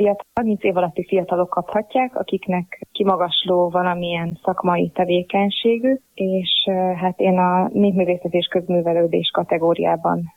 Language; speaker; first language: Hungarian; native; Hungarian